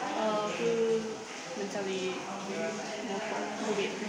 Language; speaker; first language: Indonesian; non-native, learner; Arabic